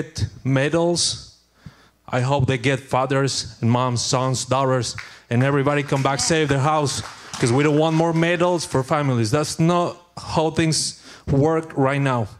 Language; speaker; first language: English; non-native, learner; Spanish